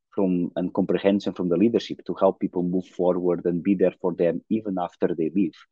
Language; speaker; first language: English; non-native, fluent; Portuguese